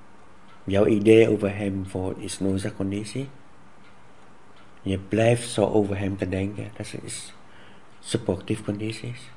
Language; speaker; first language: Dutch; non-native, fluent; Vietnamese